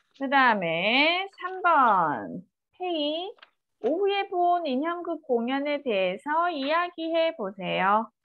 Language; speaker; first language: Korean; native; Korean